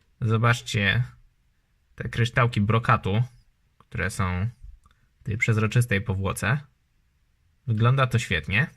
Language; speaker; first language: Polish; native; Polish